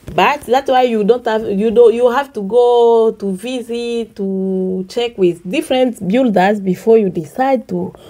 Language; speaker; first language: English; non-native, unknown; Swahili